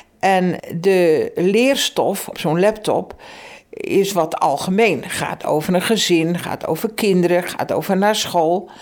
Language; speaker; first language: Dutch; native; Dutch